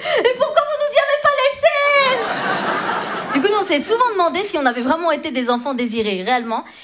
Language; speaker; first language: French; early bilingual, other home language; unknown